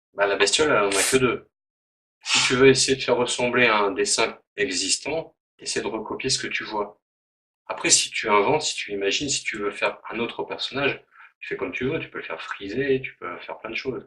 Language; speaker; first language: French; native; French